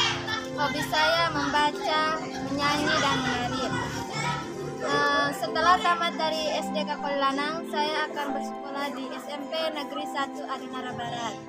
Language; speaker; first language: Indonesian; non-native, local second language; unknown